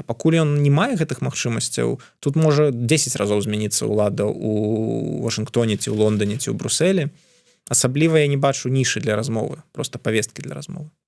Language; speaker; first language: Belarusian; non-native, local second language; Russian